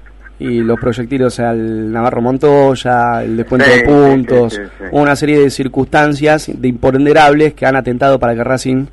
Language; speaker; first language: Spanish; native; Spanish